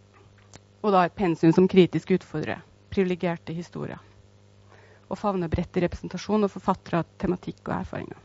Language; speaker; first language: Norwegian; native; Norwegian